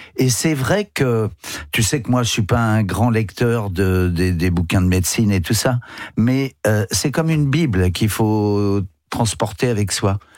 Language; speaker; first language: French; native; French